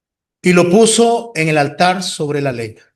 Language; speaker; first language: Spanish; native; Spanish